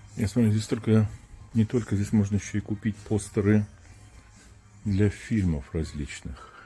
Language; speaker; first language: Russian; native; Russian